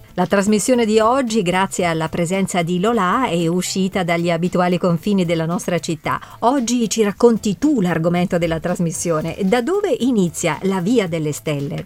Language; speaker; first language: Italian; native; Italian